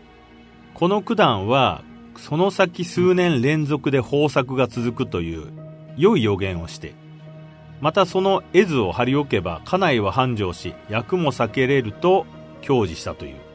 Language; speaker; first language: Japanese; native; Japanese